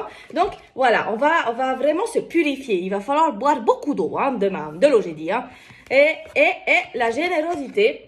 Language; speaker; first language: French; native; French